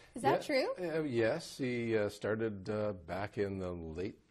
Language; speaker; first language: English; native; English